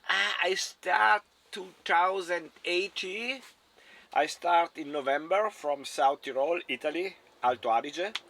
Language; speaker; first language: English; non-native, learner; German